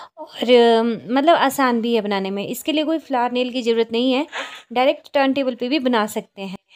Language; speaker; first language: Hindi; native; Hindi